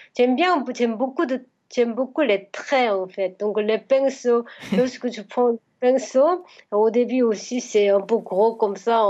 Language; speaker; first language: French; non-native, fluent; Korean